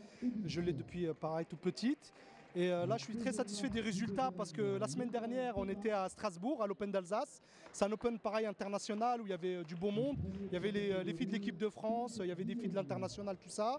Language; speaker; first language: French; native; French